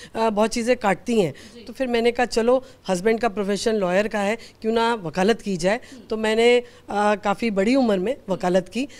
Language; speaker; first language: Hindi; native; Hindi